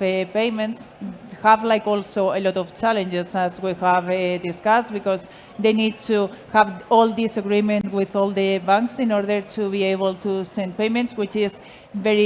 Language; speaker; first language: English; non-native, fluent; Spanish